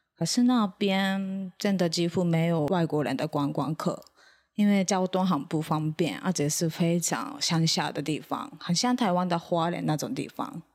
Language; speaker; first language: Chinese; non-native, fluent; Japanese